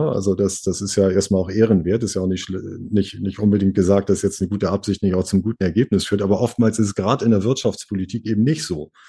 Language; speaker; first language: German; native; German